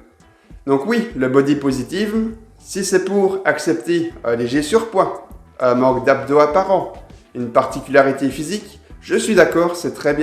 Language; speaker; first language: French; native; French